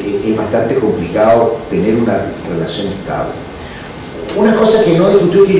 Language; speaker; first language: Spanish; native; Spanish